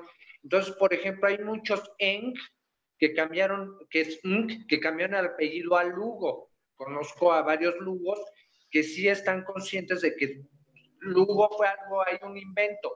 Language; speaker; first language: Spanish; native; Spanish